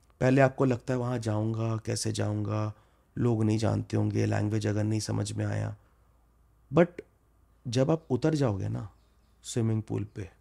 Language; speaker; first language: Hindi; non-native, local second language; Bangla